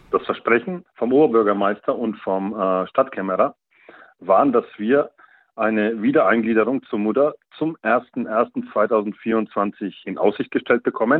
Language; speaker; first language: German; native; German